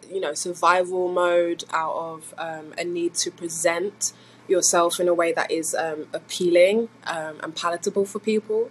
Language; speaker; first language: English; native; English